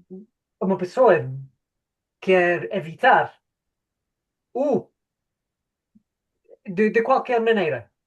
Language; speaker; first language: Portuguese; non-native, fluent; English